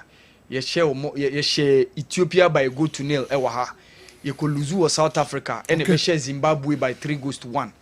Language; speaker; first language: English; non-native, local second language; Akan